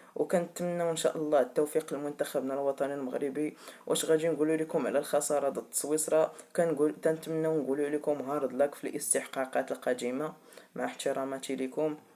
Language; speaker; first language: Arabic; native; Arabic